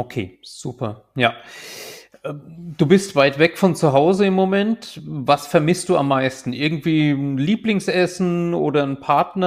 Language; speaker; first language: German; native; German